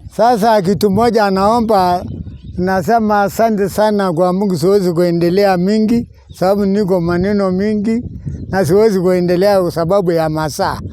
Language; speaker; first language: Swahili; non-native, local second language; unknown